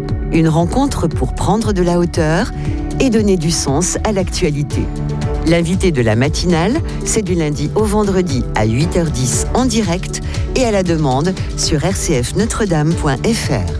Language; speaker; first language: French; native; French